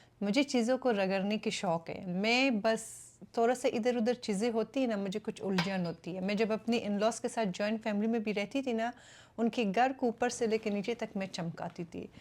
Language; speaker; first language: Urdu; non-native, fluent; Persian